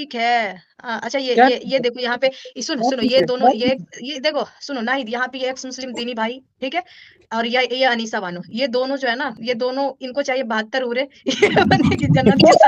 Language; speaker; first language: Hindi; native; Hindi